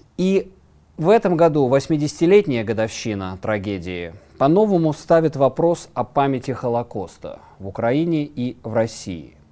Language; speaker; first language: Russian; native; Russian